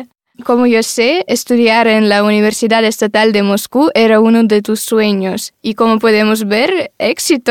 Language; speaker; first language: Spanish; non-native, fluent; Russian